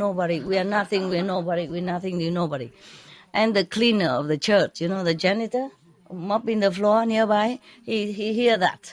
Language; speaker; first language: English; non-native, fluent; Vietnamese